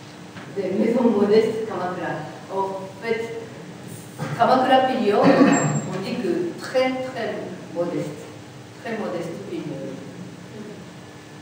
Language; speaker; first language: French; non-native, learner; Japanese